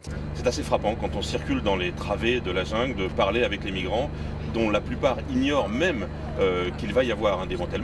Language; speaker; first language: French; native; French